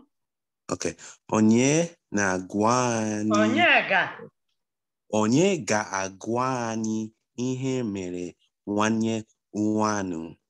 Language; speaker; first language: Igbo; early bilingual, heritage; Igbo